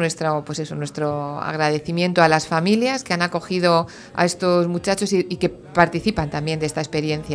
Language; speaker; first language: Spanish; native; Spanish